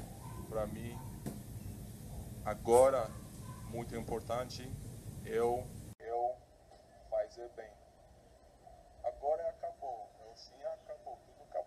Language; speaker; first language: Portuguese; non-native, learner; English